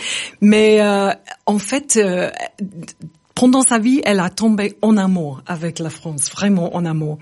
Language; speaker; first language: French; non-native, fluent; English